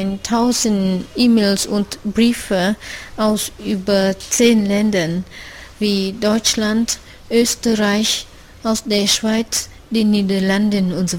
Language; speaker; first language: German; non-native, fluent; Vietnamese